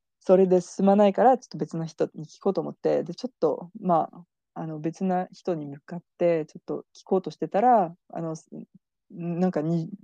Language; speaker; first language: Japanese; non-native, fluent; French